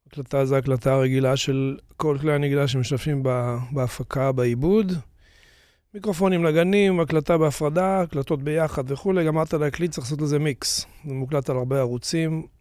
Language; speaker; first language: Hebrew; native; Hebrew